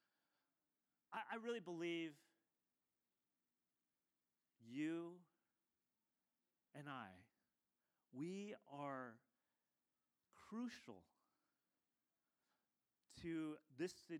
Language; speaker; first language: English; native; English